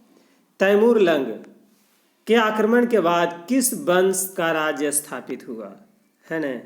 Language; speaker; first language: Hindi; non-native, local second language; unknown